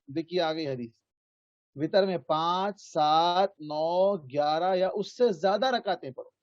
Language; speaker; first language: Urdu; native; Urdu